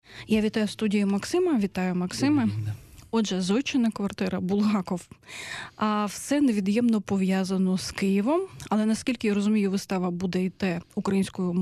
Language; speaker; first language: Ukrainian; native; Ukrainian